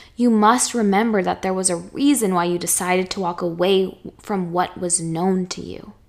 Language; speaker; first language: English; native; English